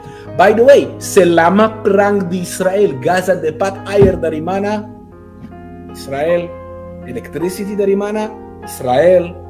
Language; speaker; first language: Indonesian; non-native, fluent; Hebrew